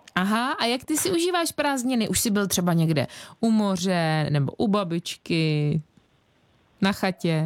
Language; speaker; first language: Czech; native; Czech